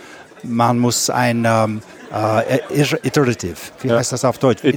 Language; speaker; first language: German; non-native, learner; English